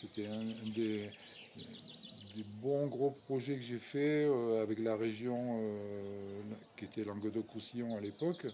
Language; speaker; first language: French; native; French